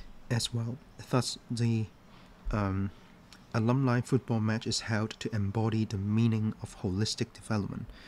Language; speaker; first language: English; non-native, local second language; Cantonese